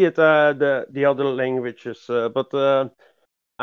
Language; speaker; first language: English; non-native, learner; Dutch